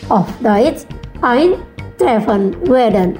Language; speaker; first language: German; non-native, fluent; Indonesian